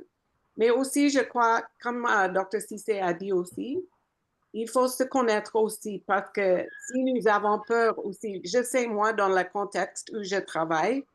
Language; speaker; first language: French; non-native, fluent; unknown